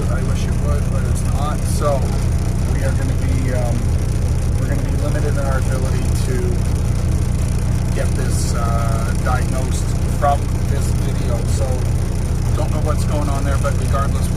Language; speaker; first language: English; native; English